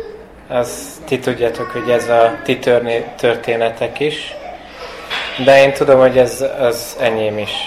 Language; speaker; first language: Hungarian; early bilingual, heritage; Hungarian